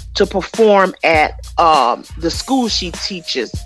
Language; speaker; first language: English; native; English